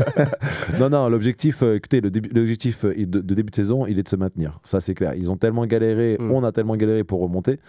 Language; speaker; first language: French; native; French